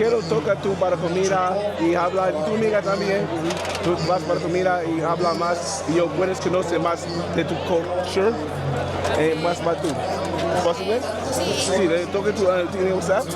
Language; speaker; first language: Spanish; non-native, learner; English